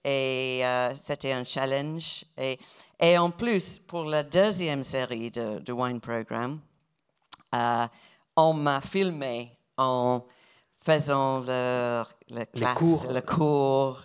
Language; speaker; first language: French; non-native, fluent; English